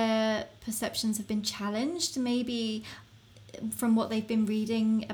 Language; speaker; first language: English; native; English